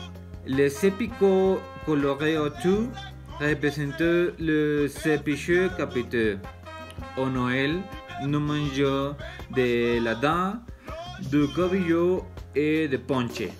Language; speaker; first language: French; non-native, learner; Spanish